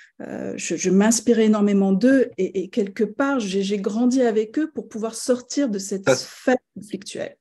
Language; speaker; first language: French; non-native, local second language; Arabic